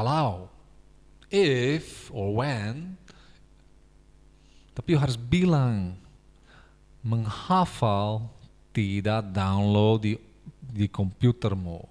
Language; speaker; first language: Indonesian; non-native, fluent; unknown